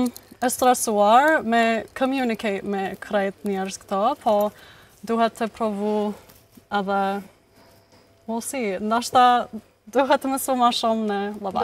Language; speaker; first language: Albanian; non-native, learner; English